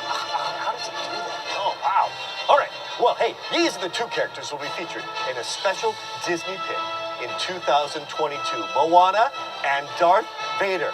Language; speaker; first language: English; native; English